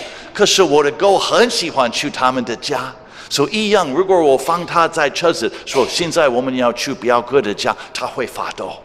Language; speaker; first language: Chinese; non-native, fluent; English